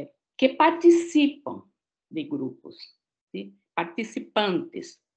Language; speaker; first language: Spanish; non-native, fluent; Portuguese